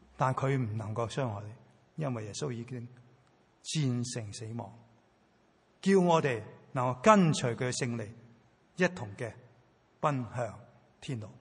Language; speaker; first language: Chinese; non-native, local second language; Cantonese